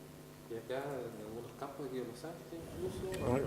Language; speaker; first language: Spanish; native; Spanish